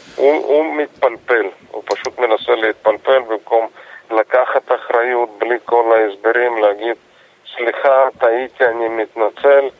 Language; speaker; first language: Hebrew; non-native, fluent; Russian